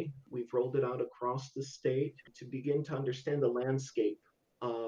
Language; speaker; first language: English; native; English